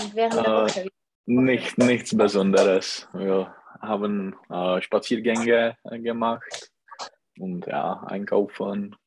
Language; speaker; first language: German; non-native, learner; Czech